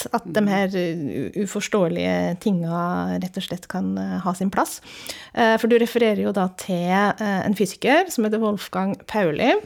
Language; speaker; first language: Norwegian; native; Norwegian